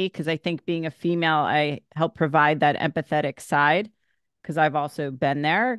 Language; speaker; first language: English; native; English